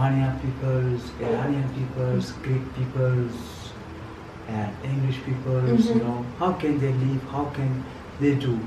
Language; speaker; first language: English; non-native, learner; Persian